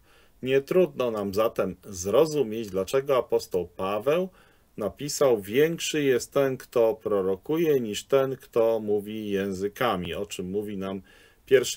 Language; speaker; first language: Polish; native; Polish